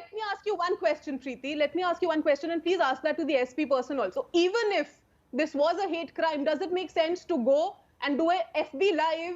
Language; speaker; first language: English; non-native, local second language; Hindi